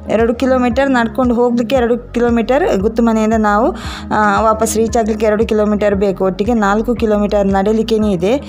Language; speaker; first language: Kannada; non-native, local second language; Tulu